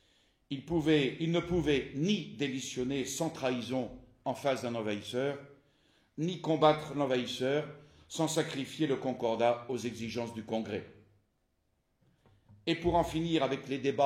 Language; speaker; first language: French; native; French